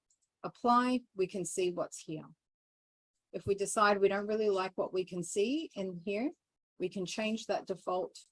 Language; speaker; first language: English; native; English